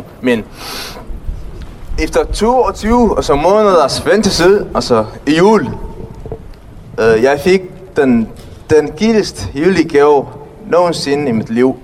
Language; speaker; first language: Danish; non-native, learner; Tigrinya